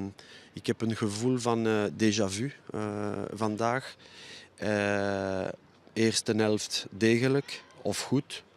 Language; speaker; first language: Dutch; non-native, local second language; French